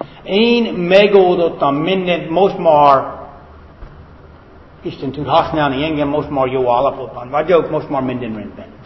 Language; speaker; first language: Hungarian; non-native, fluent; English